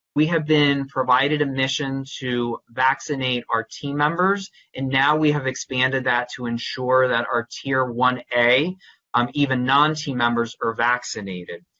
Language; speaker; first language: English; native; English